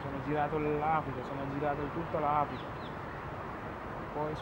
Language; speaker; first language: Italian; non-native, learner; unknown